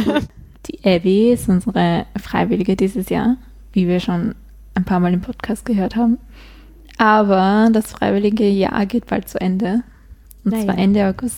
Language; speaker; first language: German; native; German